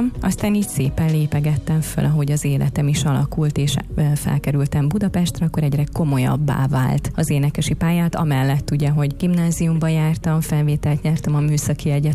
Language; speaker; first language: Hungarian; native; Hungarian